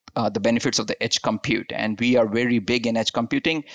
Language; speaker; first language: English; non-native, local second language; Hindi